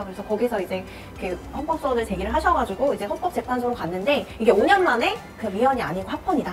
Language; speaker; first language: Korean; native; Korean